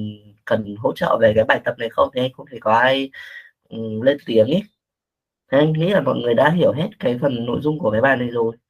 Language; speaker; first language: Vietnamese; native; Vietnamese